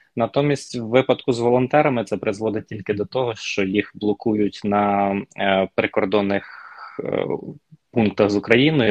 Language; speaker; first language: Ukrainian; native; Ukrainian